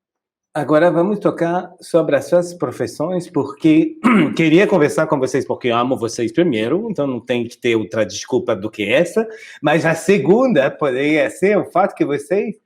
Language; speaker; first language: Portuguese; non-native, fluent; French